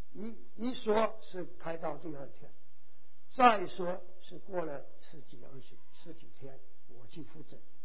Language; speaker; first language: Chinese; native; Chinese